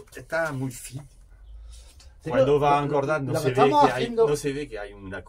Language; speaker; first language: Spanish; non-native, learner; French